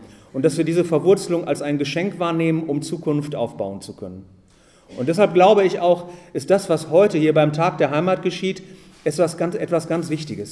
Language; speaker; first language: German; native; German